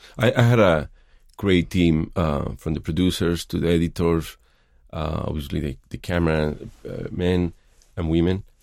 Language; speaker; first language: English; non-native, fluent; Spanish